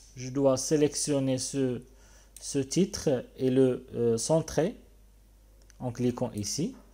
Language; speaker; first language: French; non-native, local second language; Arabic